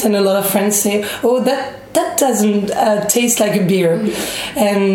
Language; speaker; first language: English; non-native, fluent; French